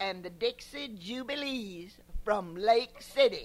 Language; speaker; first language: English; native; English